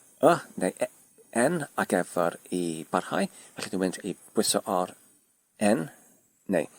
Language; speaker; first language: Welsh; non-native, learner; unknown